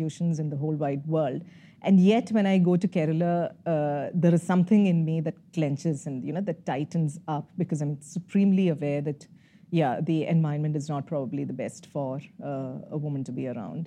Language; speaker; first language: English; non-native, local second language; Malayalam